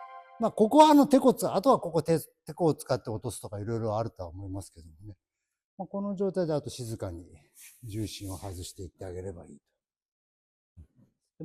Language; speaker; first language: Japanese; native; Japanese